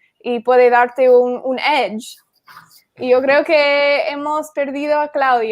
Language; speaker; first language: Spanish; non-native, fluent; English